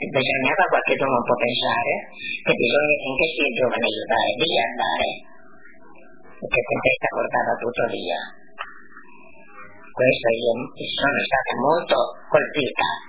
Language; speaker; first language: Italian; non-native, local second language; Friulian